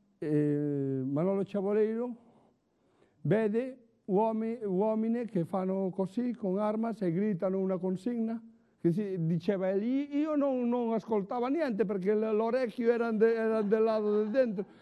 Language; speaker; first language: Italian; non-native, fluent; Galician